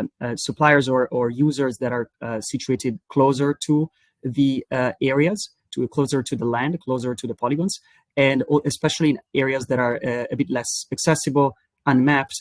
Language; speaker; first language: English; non-native, fluent; Italian